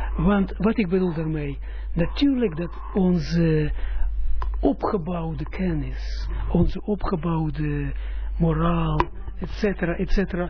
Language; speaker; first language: Dutch; non-native, fluent; Russian